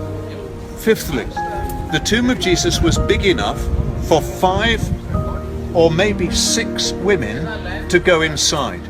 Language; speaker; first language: English; native; English